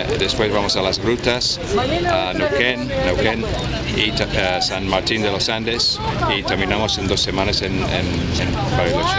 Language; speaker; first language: Spanish; non-native, fluent; English